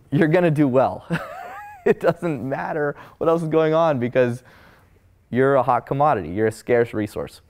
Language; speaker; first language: English; native; English